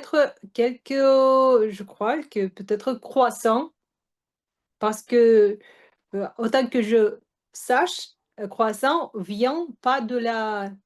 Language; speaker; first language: French; non-native, fluent; Russian